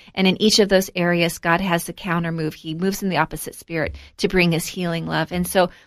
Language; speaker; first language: English; native; English